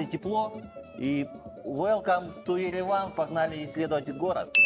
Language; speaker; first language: Russian; native; Russian